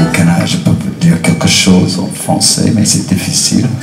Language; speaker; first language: French; non-native, learner; English